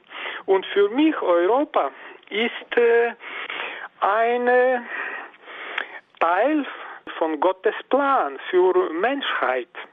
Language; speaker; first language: German; non-native, fluent; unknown